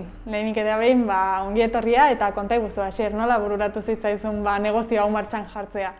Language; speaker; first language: Basque; native; Basque